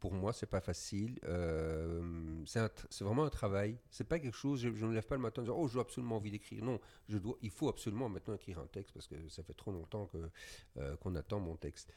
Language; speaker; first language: French; native; French